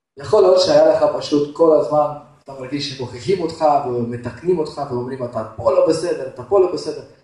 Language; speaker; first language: Hebrew; non-native, fluent; Russian